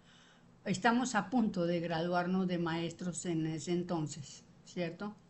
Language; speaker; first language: Spanish; native; Spanish